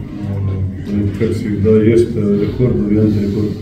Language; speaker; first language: Russian; non-native, fluent; Serbian